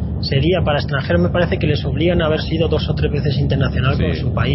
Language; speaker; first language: Spanish; native; Spanish